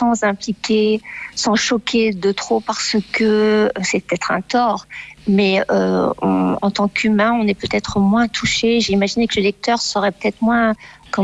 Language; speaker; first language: French; native; French